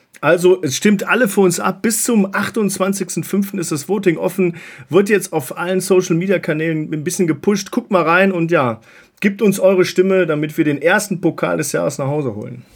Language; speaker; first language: German; native; German